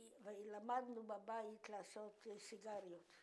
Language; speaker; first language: Hebrew; non-native, fluent; Polish